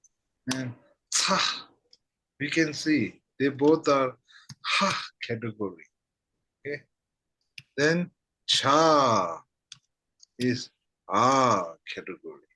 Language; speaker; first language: English; non-native, fluent; Tibetan